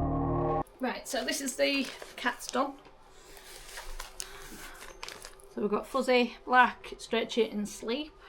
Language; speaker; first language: English; native; English